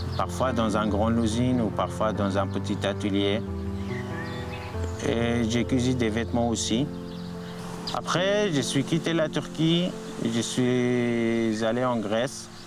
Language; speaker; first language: French; non-native, learner; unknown